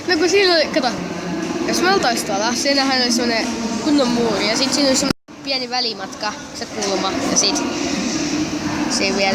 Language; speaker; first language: Finnish; native; Finnish